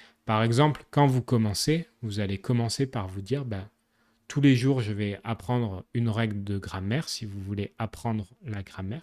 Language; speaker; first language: French; native; French